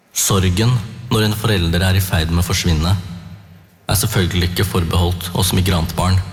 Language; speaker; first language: Norwegian; early bilingual, other home language; Tamil